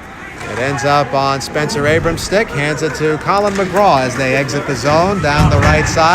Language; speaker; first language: English; native; English